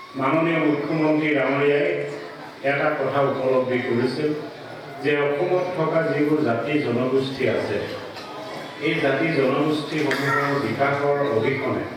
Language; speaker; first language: Assamese; non-native, local second language; Mising